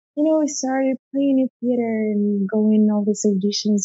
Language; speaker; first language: English; non-native, fluent; Russian